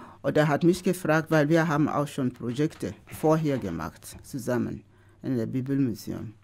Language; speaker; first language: German; non-native, fluent; Igbo